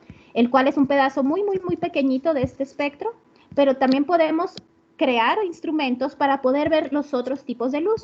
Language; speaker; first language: Spanish; native; Spanish